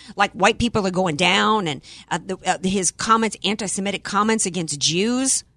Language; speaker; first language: English; native; English